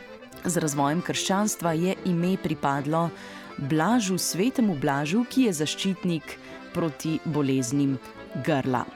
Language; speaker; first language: Slovenian; native; Slovenian